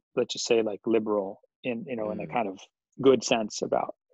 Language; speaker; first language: English; native; English